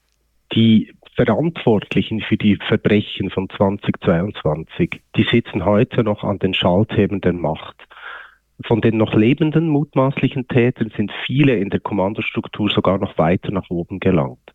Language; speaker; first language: German; native; German